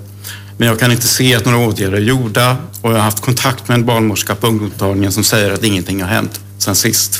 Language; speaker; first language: Swedish; native; Swedish